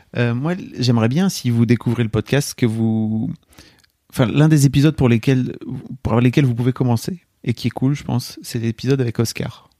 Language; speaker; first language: French; native; French